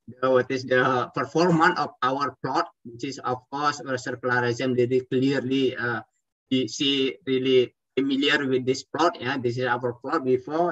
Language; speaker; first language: English; non-native, fluent; Indonesian